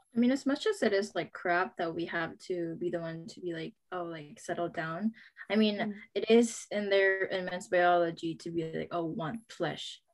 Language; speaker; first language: English; non-native, local second language; Filipino